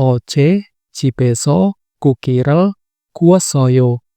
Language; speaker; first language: Korean; non-native, fluent; Indonesian